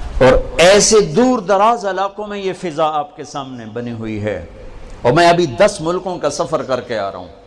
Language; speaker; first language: Urdu; non-native, local second language; Punjabi